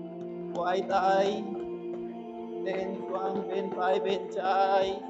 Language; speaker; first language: Vietnamese; non-native, learner; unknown